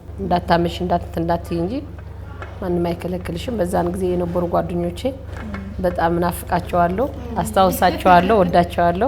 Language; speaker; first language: Amharic; non-native, local second language; Tigrinya